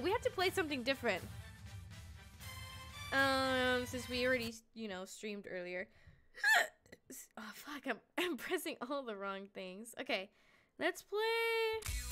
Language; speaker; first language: English; early bilingual, other home language; Spanish